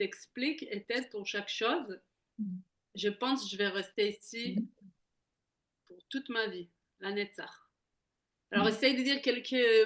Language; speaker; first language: French; non-native, fluent; Hebrew